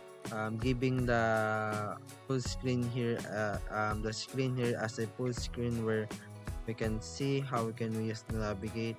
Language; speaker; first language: English; non-native, fluent; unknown